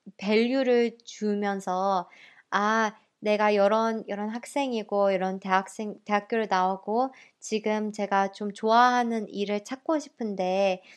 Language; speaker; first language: Korean; early bilingual, heritage; Korean